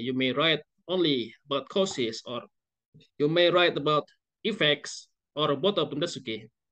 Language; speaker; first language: English; non-native, fluent; Indonesian